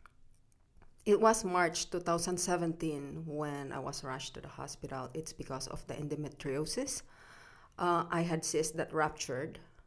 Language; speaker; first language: English; non-native, local second language; Filipino